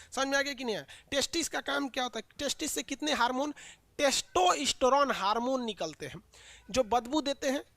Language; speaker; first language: Hindi; native; Hindi